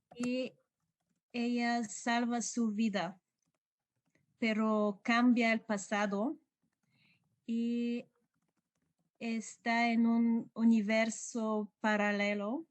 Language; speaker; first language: Spanish; non-native, learner; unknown